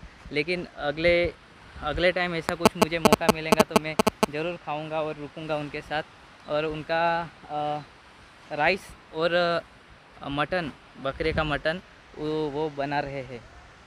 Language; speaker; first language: Hindi; non-native, local second language; Gujarati